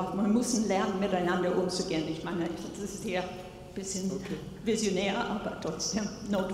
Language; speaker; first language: German; non-native, fluent; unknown